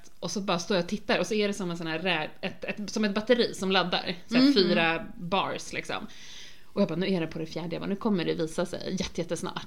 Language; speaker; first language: Swedish; native; Swedish